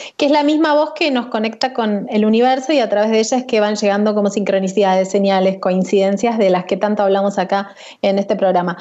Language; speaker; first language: Spanish; native; Spanish